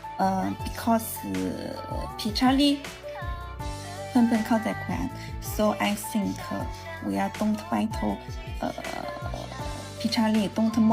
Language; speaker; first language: English; non-native, learner; Chinese